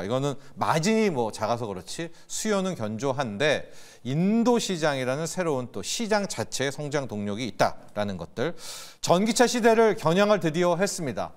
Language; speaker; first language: Korean; native; Korean